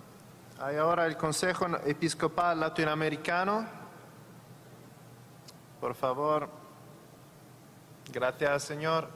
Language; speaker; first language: Spanish; non-native, fluent; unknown